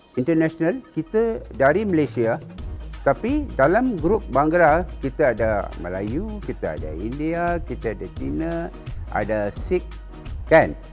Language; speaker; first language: Malay; non-native, local second language; Punjabi